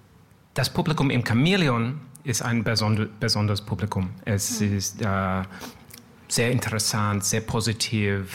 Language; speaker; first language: German; non-native, learner; English